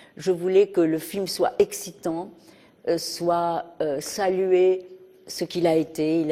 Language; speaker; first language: French; early bilingual, heritage; French